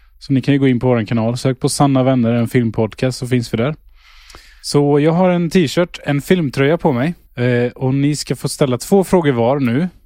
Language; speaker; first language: Swedish; native; Swedish